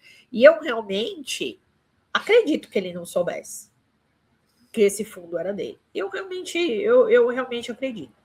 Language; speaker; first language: Portuguese; native; Portuguese